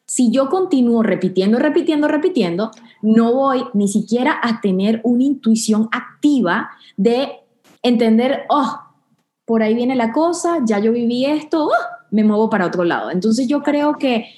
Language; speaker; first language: Spanish; native; Spanish